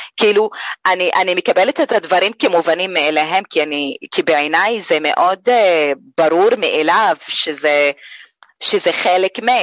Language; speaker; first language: Hebrew; non-native, local second language; Arabic